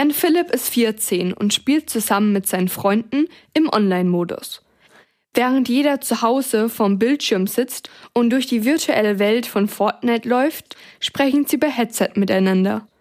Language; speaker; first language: German; native; German